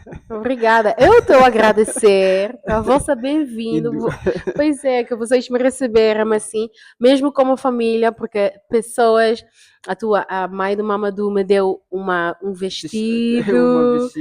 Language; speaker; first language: Portuguese; non-native, fluent; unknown